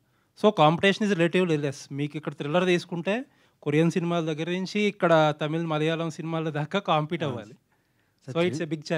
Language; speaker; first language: Telugu; native; Telugu